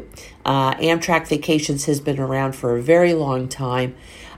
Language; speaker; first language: English; native; English